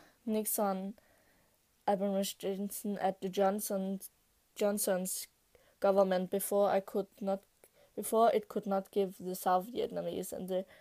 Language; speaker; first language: English; non-native, learner; Danish